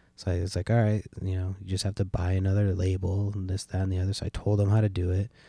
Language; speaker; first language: English; native; English